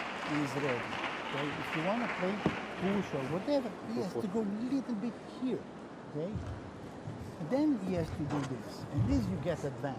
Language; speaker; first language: English; non-native, fluent; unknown